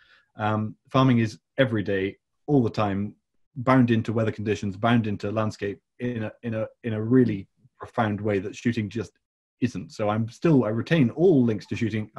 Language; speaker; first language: English; native; English